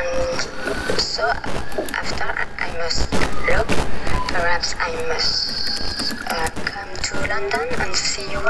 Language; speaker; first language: English; non-native, fluent; French